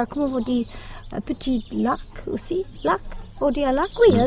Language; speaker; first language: French; non-native, fluent; English